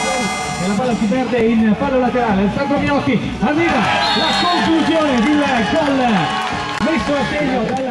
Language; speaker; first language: Italian; native; Italian